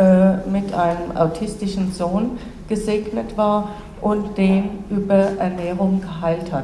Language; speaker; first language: German; non-native, fluent; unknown